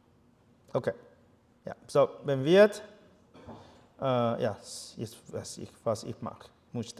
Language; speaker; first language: German; non-native, learner; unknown